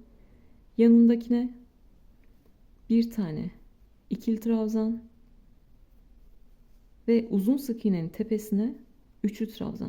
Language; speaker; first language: Turkish; native; Turkish